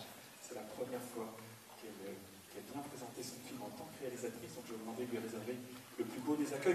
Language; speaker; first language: French; native; French